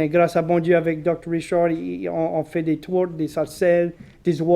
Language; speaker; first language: French; non-native, local second language; English